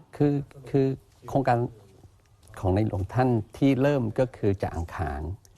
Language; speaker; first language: Thai; non-native, local second language; Chinese